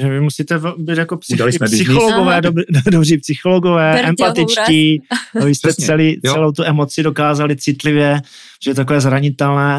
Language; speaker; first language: Czech; native; Czech